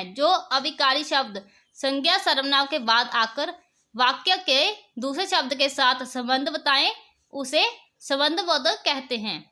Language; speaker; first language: Hindi; non-native, local second language; Punjabi